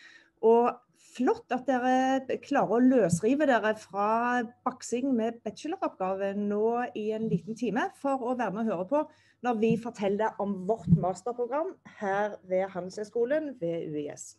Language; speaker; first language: Norwegian; native; Norwegian